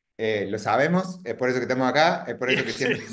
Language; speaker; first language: Spanish; native; Spanish